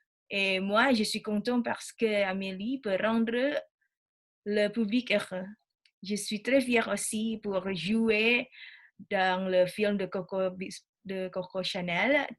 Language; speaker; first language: French; non-native, learner; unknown